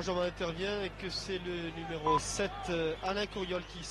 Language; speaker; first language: French; native; French